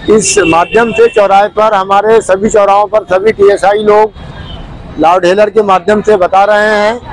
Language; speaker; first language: Hindi; native; Hindi